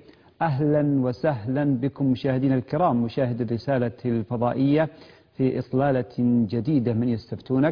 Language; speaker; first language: Arabic; native; Arabic